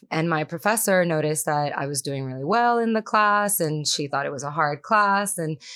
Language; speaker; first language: English; non-native, fluent; Spanish